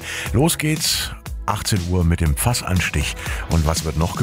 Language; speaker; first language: German; native; German